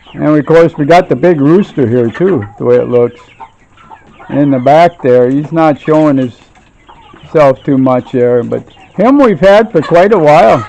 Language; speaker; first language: English; native; English